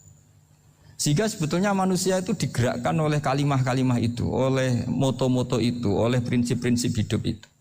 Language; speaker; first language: Indonesian; non-native, local second language; Javanese